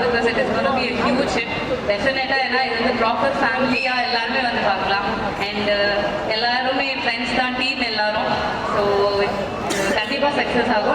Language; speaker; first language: Tamil; non-native, learner; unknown